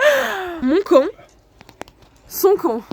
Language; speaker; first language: French; native; French